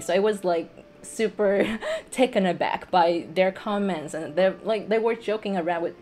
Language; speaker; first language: English; non-native, fluent; Vietnamese